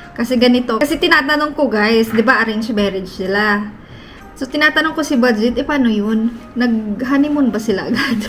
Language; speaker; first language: Filipino; native; Filipino